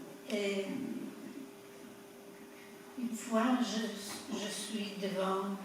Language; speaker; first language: French; non-native, fluent; Polish